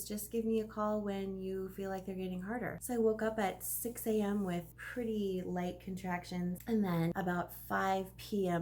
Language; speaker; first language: English; native; English